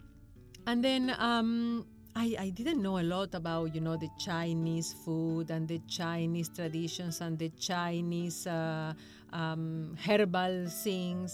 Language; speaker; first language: English; non-native, fluent; Spanish